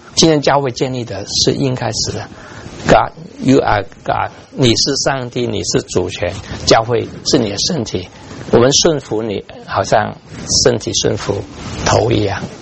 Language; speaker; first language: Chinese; native; Chinese